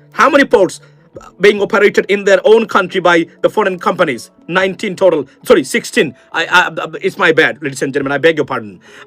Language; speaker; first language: English; non-native, local second language; Bangla